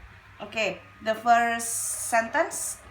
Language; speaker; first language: English; non-native, learner; Indonesian